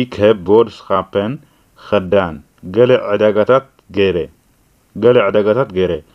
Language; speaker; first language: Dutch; non-native, learner; Tigrinya